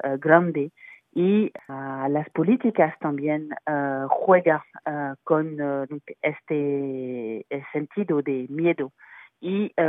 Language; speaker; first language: Spanish; non-native, fluent; French